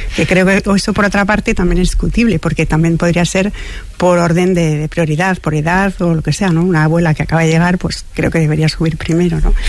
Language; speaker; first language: Spanish; non-native, fluent; French